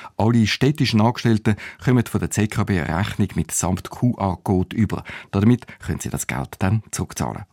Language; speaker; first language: German; native; German